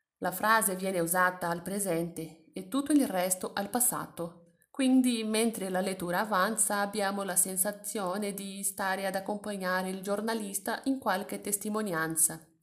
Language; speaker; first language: Italian; non-native, fluent; Portuguese